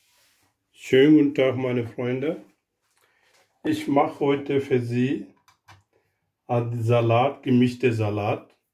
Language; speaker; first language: German; non-native, learner; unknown